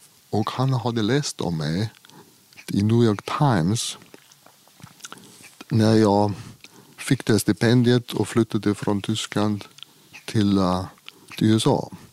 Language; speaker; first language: Swedish; non-native, fluent; German